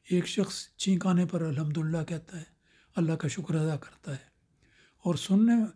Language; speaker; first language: Urdu; native; Urdu